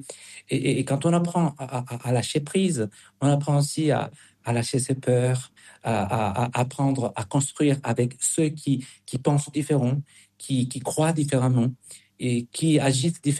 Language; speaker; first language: French; non-native, fluent; Spanish